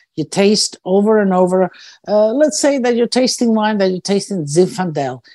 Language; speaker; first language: English; early bilingual, other home language; Croatian